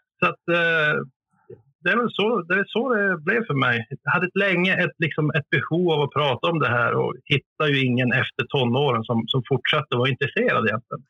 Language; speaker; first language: Swedish; native; Swedish